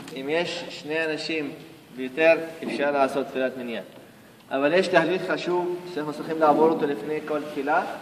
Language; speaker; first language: Hebrew; non-native, local second language; Arabic